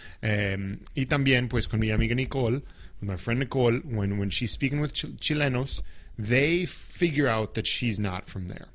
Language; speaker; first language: English; native; English